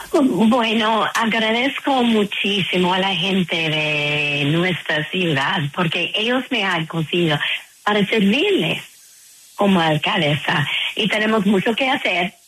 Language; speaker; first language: Spanish; non-native, fluent; English